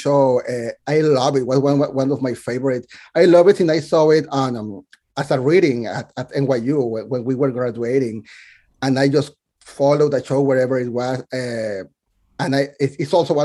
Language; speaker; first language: English; non-native, fluent; Spanish